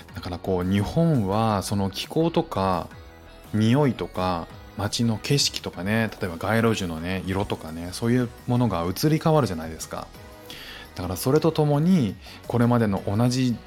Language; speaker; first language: Japanese; native; Japanese